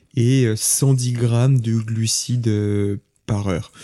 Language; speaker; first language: French; native; French